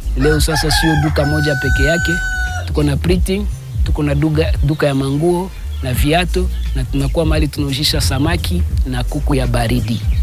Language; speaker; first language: Swahili; native; Swahili